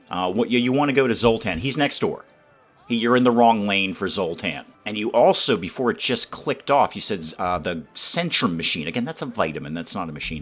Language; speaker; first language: English; native; English